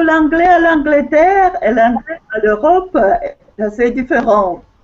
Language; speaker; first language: French; non-native, fluent; Russian